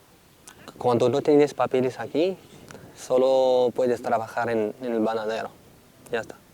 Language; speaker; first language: Spanish; non-native, learner; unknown